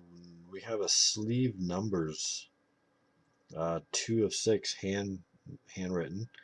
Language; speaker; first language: English; native; English